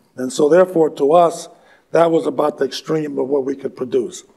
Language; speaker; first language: English; native; English